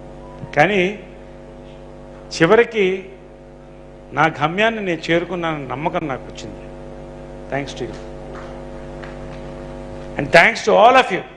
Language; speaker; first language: Telugu; native; Telugu